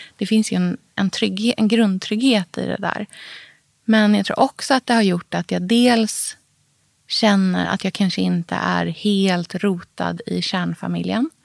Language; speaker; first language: Swedish; native; Swedish